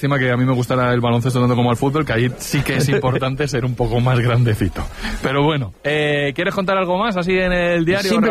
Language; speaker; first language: Spanish; native; Spanish